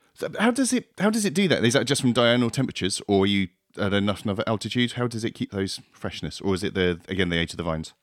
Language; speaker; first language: English; native; English